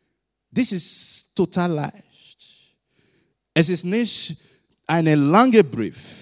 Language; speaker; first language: German; non-native, learner; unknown